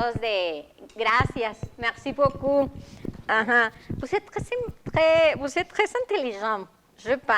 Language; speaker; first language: French; non-native, learner; Spanish